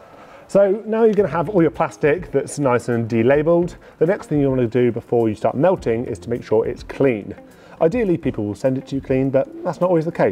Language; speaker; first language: English; native; English